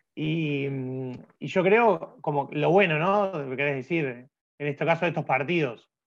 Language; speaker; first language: Spanish; native; Spanish